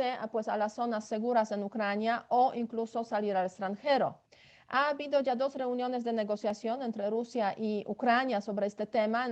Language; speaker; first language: Spanish; non-native, fluent; Polish